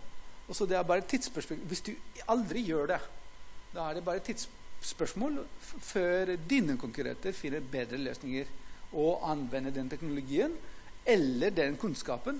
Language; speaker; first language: Norwegian; non-native, fluent; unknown